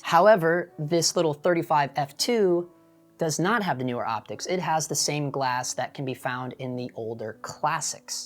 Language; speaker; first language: English; native; English